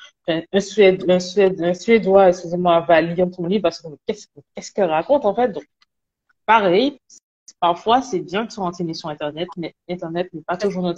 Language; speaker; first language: French; native; French